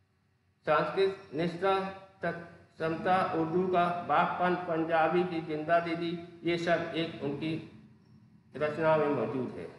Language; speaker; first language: Hindi; native; Hindi